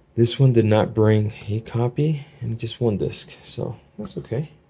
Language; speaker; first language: English; native; English